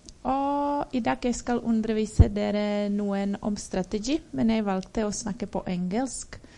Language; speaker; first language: Norwegian; non-native, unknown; Czech